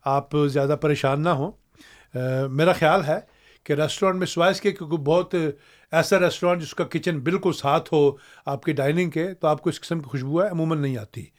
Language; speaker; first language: Urdu; native; Urdu